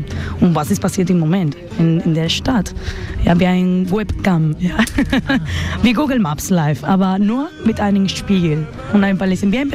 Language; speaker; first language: German; non-native, learner; Spanish